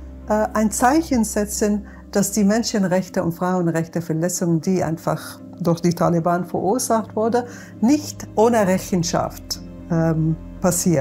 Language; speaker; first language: German; non-native, fluent; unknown